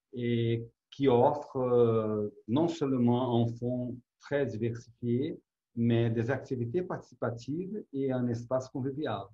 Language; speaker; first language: French; non-native, fluent; Portuguese